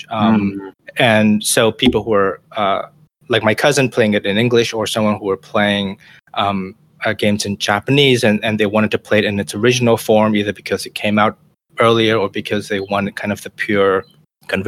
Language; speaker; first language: English; non-native, local second language; Chinese